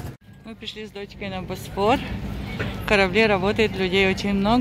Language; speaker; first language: Russian; native; Russian